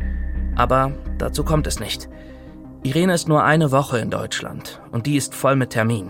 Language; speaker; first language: German; native; German